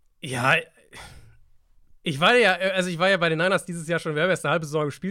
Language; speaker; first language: German; native; German